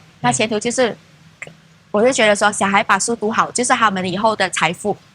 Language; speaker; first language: Chinese; native; Chinese